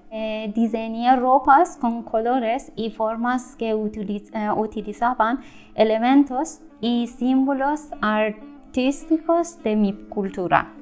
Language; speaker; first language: Spanish; non-native, fluent; Persian